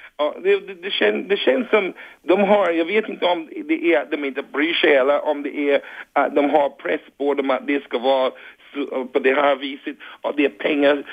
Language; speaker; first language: Swedish; non-native, fluent; English